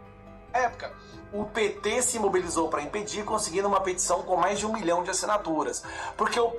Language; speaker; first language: Portuguese; native; Portuguese